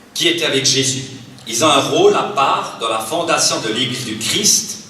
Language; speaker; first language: French; non-native, fluent; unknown